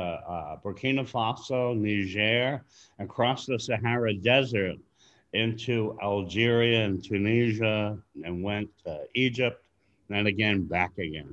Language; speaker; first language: English; native; English